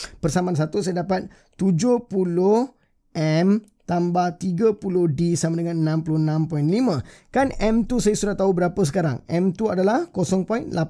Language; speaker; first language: Malay; native; Malay